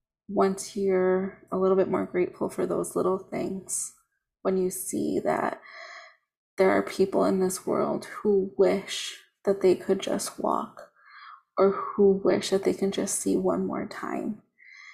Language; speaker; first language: English; native; English